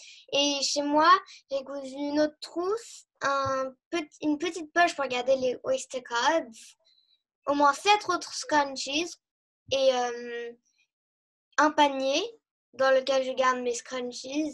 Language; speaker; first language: French; early bilingual, heritage; French